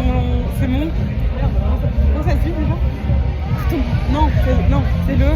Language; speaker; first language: French; native; French